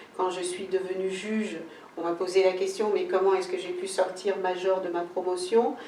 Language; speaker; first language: French; early bilingual, other home language; Kabuverdianu